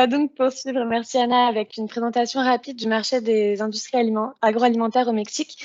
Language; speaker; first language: French; native; French